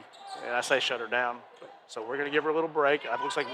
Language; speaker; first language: English; native; English